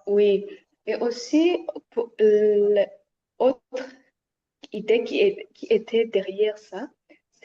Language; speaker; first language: French; non-native, local second language; Rundi